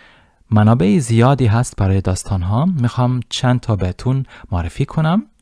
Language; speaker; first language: Persian; non-native, fluent; German